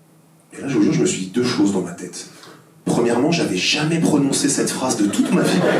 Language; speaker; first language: French; native; French